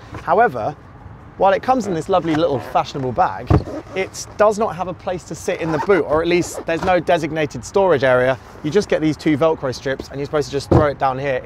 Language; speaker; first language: English; native; English